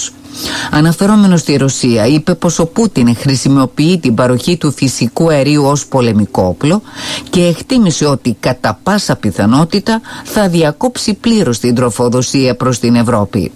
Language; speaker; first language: Greek; native; Greek